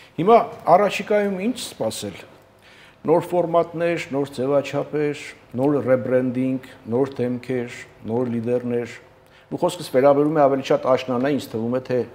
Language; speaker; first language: Armenian; native; Armenian